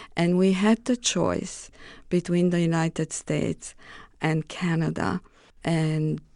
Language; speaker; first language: English; non-native, fluent; Romanian